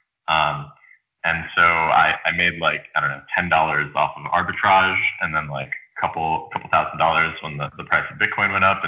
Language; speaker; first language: English; native; English